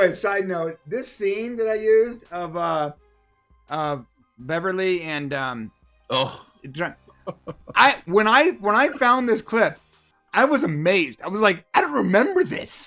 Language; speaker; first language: English; native; English